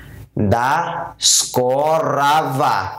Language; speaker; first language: Russian; non-native, learner; English